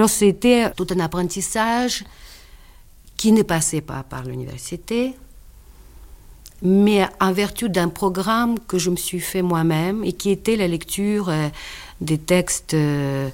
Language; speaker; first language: French; non-native, fluent; Russian